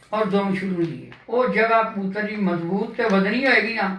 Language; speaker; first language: Hindi; non-native, local second language; Punjabi